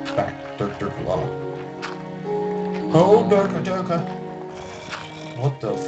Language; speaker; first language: English; native; English